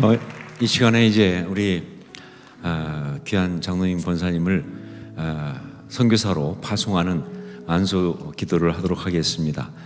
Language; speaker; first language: Korean; native; Korean